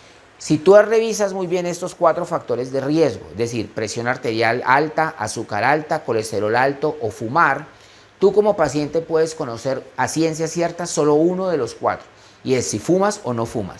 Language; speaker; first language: Spanish; native; Spanish